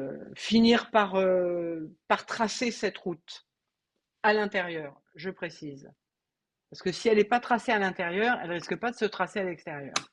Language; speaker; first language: French; native; French